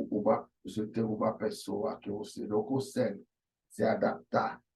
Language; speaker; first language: Portuguese; non-native, fluent; Haitian Creole